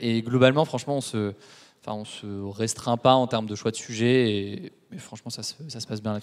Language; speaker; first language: French; native; French